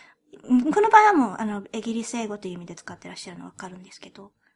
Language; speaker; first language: Japanese; early bilingual, heritage; Japanese